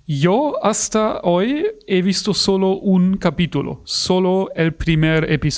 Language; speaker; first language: Spanish; non-native, fluent; German